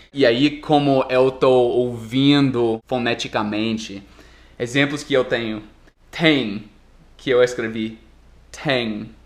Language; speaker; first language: Portuguese; non-native, fluent; English